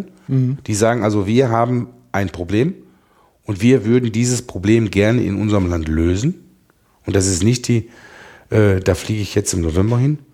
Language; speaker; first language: German; native; German